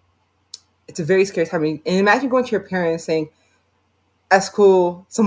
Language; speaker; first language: English; native; English